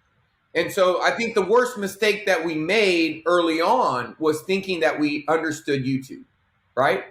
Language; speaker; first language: English; native; English